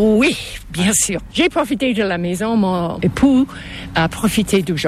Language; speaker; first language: French; non-native, fluent; English